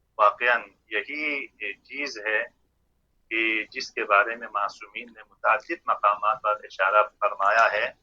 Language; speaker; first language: Urdu; non-native, local second language; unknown